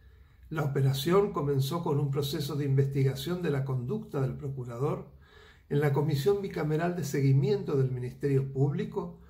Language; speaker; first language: Spanish; native; Spanish